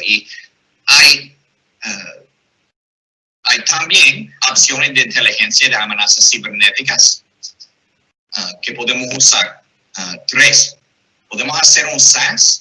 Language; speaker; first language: Spanish; non-native, fluent; English